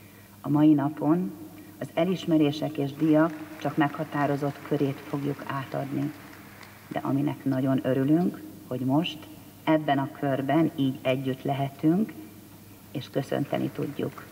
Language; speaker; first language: Hungarian; native; Hungarian